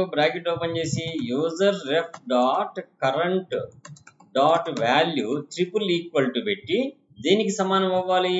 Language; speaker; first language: Telugu; native; Telugu